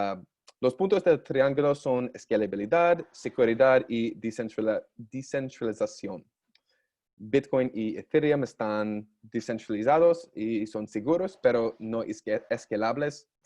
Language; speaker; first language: Spanish; non-native, learner; English